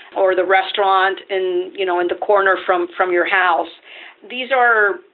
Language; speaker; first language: English; non-native, fluent; Spanish